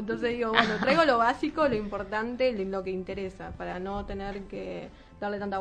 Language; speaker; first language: Spanish; native; Spanish